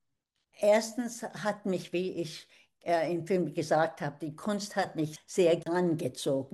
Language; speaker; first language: German; early bilingual, heritage; German